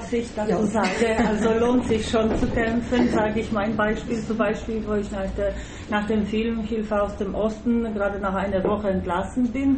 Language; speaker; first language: German; non-native, fluent; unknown